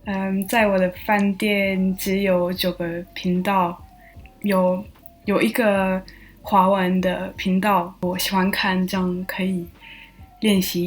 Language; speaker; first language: Chinese; non-native, learner; French